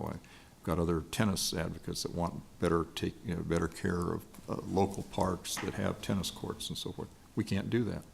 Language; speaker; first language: English; native; English